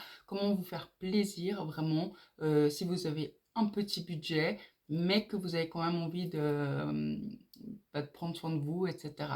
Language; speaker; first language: French; native; French